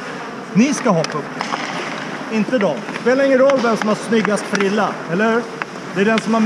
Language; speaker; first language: Swedish; native; Swedish